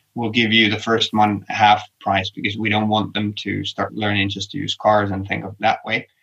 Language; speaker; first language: English; non-native, fluent; Finnish